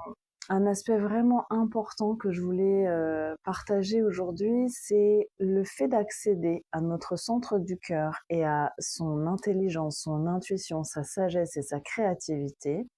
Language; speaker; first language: French; native; French